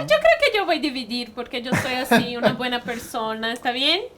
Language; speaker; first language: Spanish; non-native, fluent; Portuguese